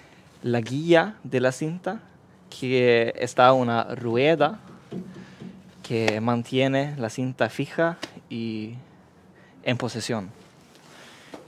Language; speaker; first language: Spanish; non-native, learner; Swedish